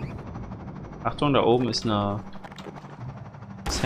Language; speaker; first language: German; native; German